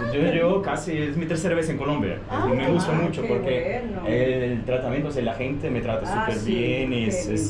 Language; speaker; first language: Spanish; non-native, fluent; Russian